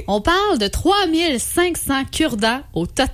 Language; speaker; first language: French; native; French